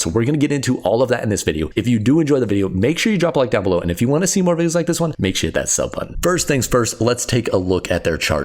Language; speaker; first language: English; native; English